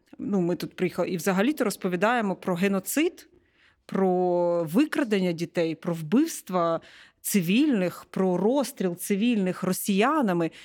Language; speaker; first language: Ukrainian; native; Ukrainian